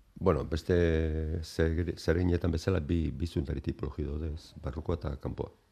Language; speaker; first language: Basque; native; Basque